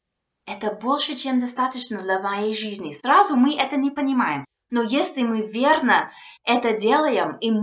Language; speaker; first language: Russian; non-native, fluent; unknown